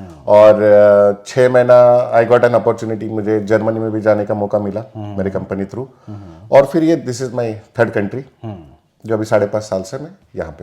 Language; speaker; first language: Hindi; native; Hindi